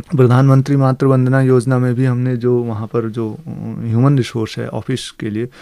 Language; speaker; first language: Hindi; native; Hindi